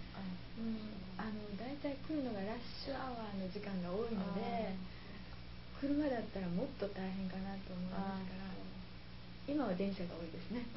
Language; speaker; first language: Japanese; native; Japanese